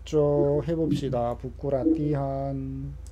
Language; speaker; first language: Korean; native; Korean